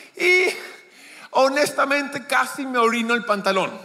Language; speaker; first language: Spanish; native; Spanish